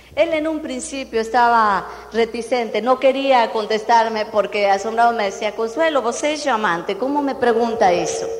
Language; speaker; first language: Spanish; non-native, fluent; Portuguese